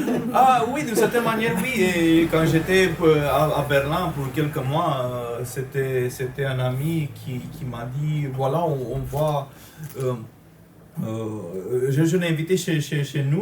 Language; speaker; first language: French; non-native, fluent; Romanian